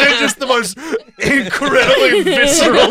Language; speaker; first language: English; native; English